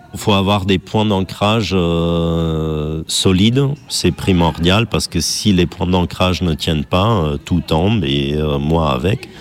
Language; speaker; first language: French; non-native, fluent; German